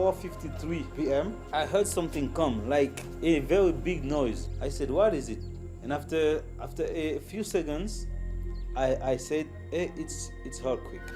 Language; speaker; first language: English; non-native, fluent; Haitian Creole